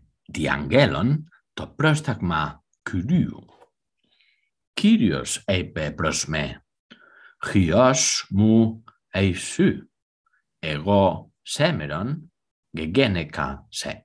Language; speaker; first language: Greek; non-native, fluent; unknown